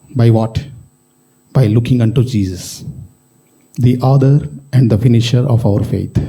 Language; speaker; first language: English; non-native, local second language; Telugu